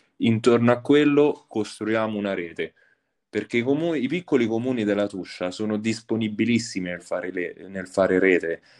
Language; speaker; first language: Italian; native; Italian